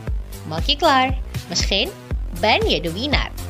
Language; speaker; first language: Dutch; non-native, learner; Indonesian